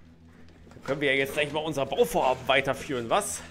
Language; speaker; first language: German; native; German